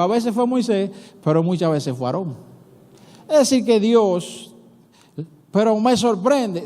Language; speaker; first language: Spanish; native; Spanish